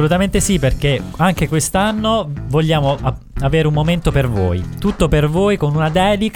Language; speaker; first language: Italian; native; Italian